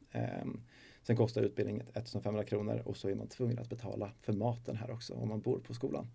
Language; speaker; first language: Swedish; native; Swedish